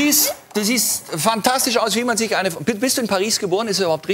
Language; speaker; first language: German; native; German